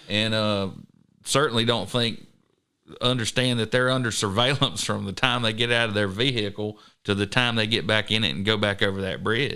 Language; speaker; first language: English; native; English